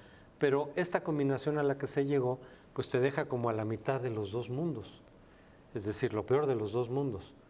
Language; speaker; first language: Spanish; native; Spanish